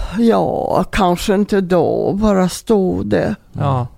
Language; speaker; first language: Swedish; non-native, fluent; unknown